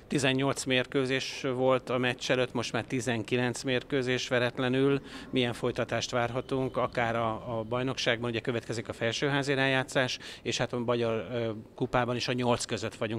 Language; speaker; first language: Hungarian; native; Hungarian